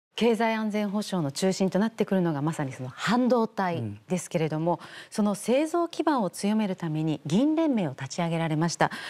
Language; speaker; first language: Japanese; native; Japanese